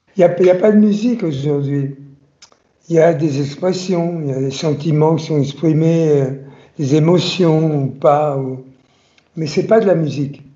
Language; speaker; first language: French; early bilingual, other home language; Italian